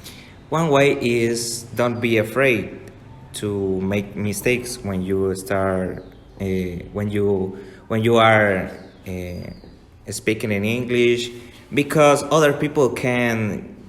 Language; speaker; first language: English; non-native, learner; Spanish